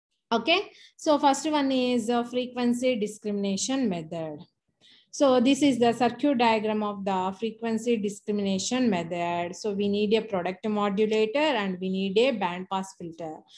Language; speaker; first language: English; non-native, local second language; Telugu